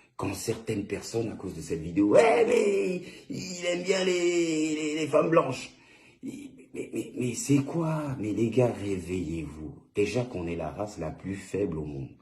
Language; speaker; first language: French; early bilingual, other home language; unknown